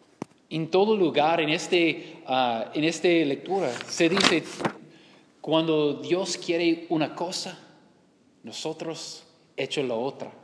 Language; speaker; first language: Spanish; non-native, learner; English